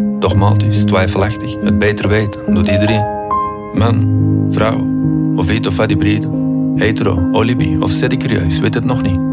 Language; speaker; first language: Dutch; native; Dutch